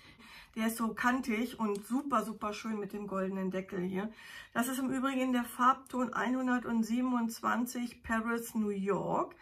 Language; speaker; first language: German; native; German